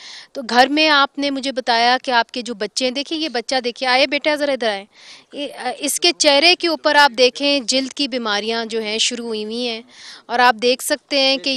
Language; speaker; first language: Urdu; native; Urdu